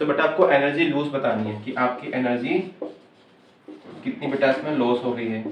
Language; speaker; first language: Hindi; native; Hindi